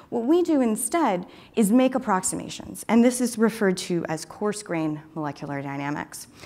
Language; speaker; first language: English; native; English